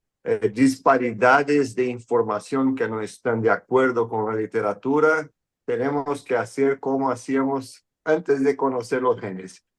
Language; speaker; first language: Spanish; non-native, fluent; Portuguese